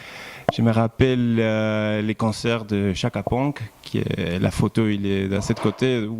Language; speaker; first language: French; non-native, fluent; Spanish